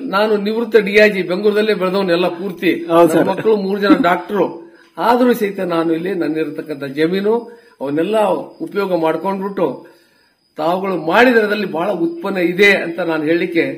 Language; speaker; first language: Kannada; non-native, local second language; Lambadi